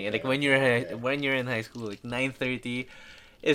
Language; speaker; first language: English; non-native, local second language; Filipino